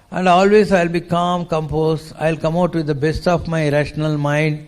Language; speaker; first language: English; non-native, local second language; Tamil